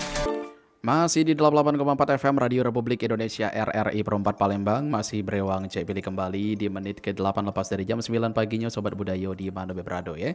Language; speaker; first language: Indonesian; native; Indonesian